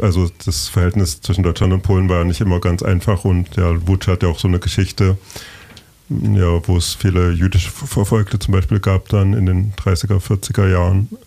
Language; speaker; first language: German; native; German